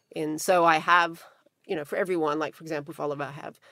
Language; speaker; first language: English; native; English